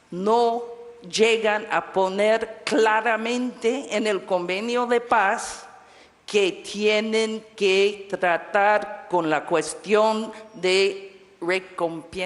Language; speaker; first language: Spanish; non-native, fluent; English